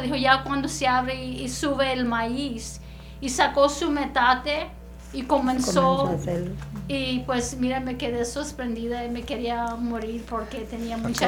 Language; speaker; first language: Spanish; early bilingual, other home language; English